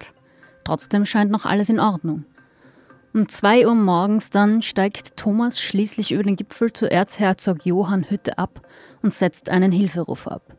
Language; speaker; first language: German; native; German